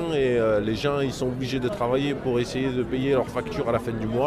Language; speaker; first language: French; native; French